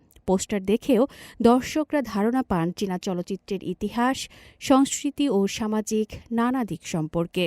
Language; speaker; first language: Bangla; native; Bangla